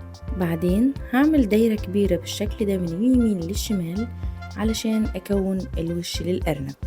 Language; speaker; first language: Arabic; native; Arabic